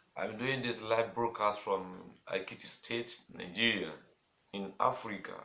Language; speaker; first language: English; non-native, local second language; Yoruba